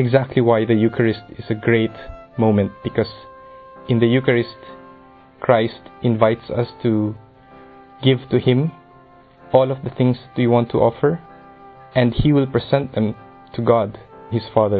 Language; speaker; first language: English; non-native, local second language; Filipino